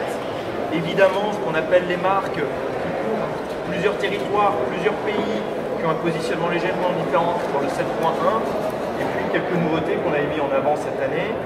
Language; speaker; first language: French; native; French